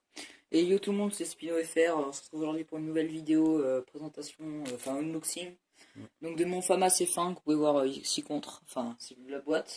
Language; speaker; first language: French; native; French